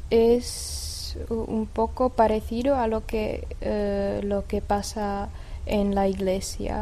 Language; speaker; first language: Spanish; non-native, fluent; Czech